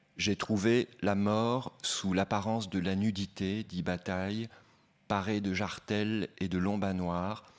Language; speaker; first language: French; native; French